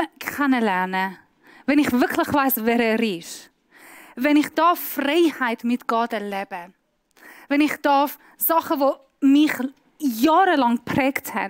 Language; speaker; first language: German; non-native, fluent; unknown